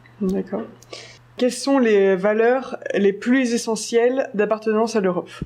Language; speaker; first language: French; native; French